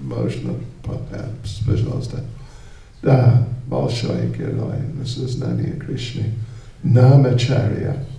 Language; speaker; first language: Russian; non-native, learner; English